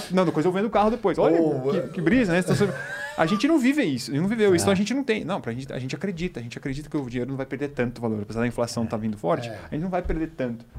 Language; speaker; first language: Portuguese; native; Portuguese